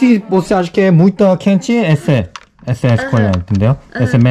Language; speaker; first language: Portuguese; non-native, learner; Korean